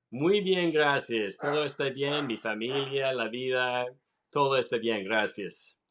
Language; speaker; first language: Spanish; non-native, learner; English